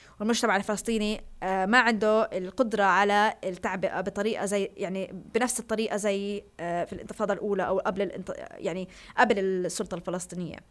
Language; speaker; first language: Arabic; early bilingual, heritage; Arabic